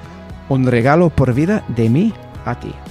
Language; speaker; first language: Spanish; non-native, fluent; English